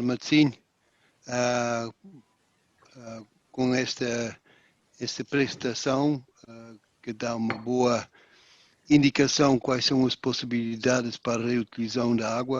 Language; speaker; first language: Portuguese; non-native, fluent; Dutch